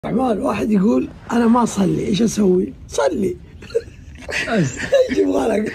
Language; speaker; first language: Arabic; native; Arabic